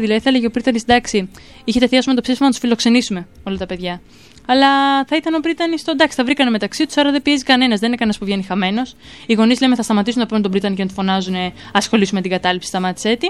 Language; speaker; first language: Greek; native; Greek